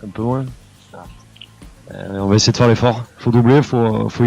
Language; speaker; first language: French; native; French